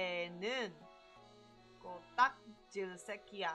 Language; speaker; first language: Korean; non-native, learner; English